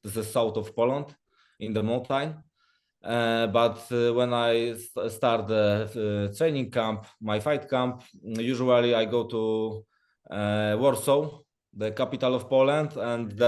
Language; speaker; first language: English; non-native, learner; Polish